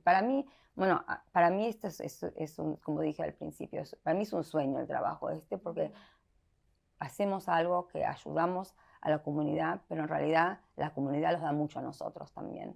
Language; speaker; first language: Spanish; early bilingual, heritage; Spanish